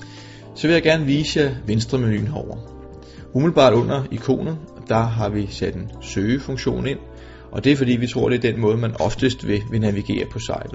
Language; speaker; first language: Danish; native; Danish